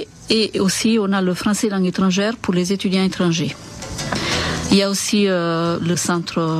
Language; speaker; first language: French; non-native, fluent; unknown